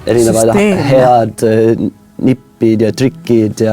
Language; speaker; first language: Estonian; non-native, fluent; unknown